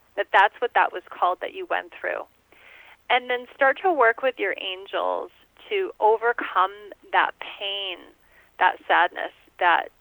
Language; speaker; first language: English; native; English